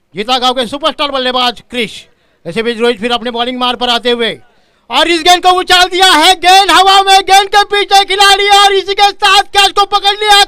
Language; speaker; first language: Hindi; non-native, local second language; Marathi